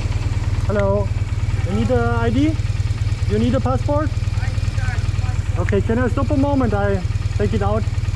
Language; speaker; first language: English; non-native, fluent; German